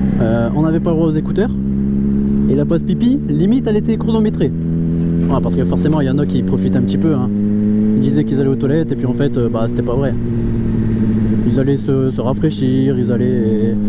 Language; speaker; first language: French; native; French